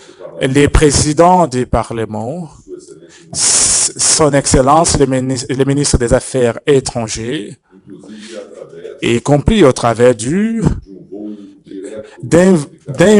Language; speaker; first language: French; non-native, fluent; Portuguese